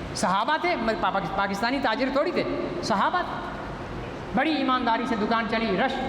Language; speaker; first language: Urdu; non-native, local second language; Sindhi